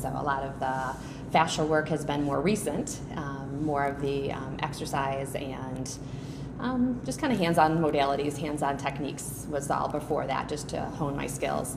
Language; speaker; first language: English; native; English